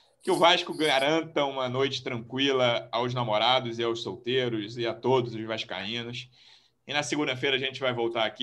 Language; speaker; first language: Portuguese; native; Portuguese